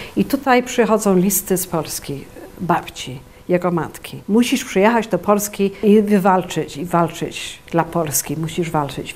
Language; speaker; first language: Polish; early bilingual, heritage; Polish